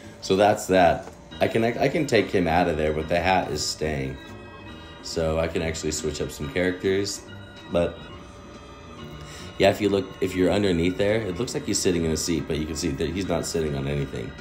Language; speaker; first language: English; native; English